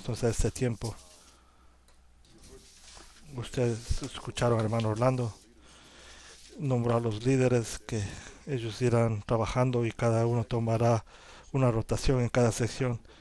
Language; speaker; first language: Spanish; non-native, learner; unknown